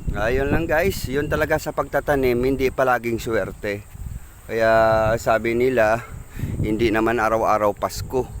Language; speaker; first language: Filipino; non-native, local second language; Cebuano